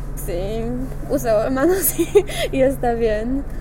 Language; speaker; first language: Spanish; non-native, learner; Polish